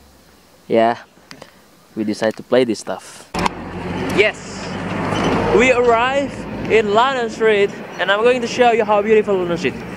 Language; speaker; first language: English; non-native, learner; Indonesian